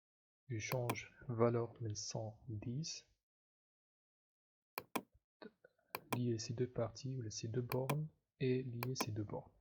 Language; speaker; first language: French; non-native, local second language; Arabic